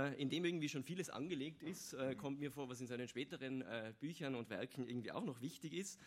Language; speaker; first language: German; native; German